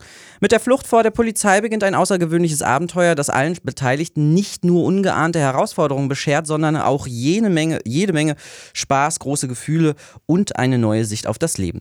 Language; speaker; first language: German; native; German